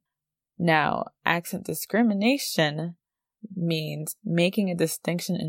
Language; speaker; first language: English; native; English